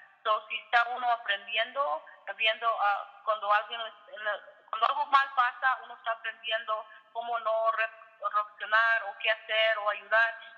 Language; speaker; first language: Spanish; early bilingual, heritage; Spanish